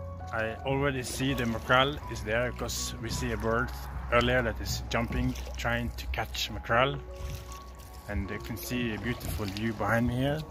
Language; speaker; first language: English; non-native, fluent; Norwegian